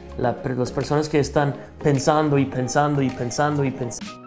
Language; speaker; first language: Spanish; non-native, fluent; English